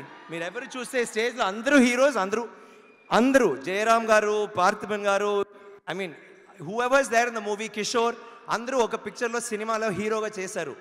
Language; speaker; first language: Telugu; non-native, learner; Tamil